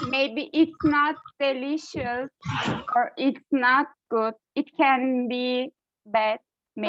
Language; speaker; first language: English; non-native, learner; Turkish